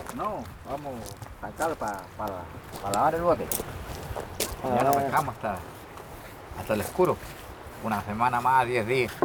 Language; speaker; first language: Spanish; native; Spanish